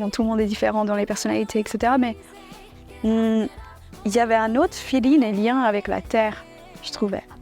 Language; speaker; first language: French; early bilingual, other home language; English